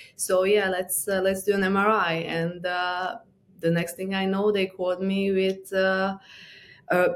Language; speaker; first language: English; non-native, fluent; Romanian